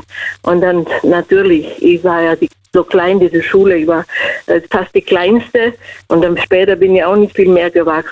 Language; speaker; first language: German; non-native, fluent; Slovenian